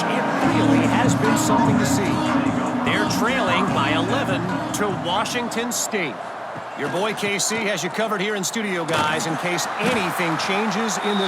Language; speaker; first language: English; native; English